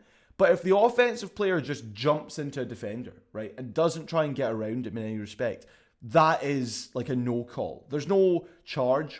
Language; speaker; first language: English; native; English